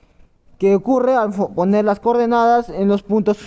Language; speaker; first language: Spanish; native; Spanish